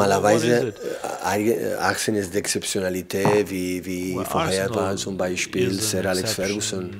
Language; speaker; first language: German; non-native, learner; Catalan